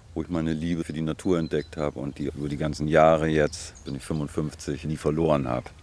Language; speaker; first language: German; native; German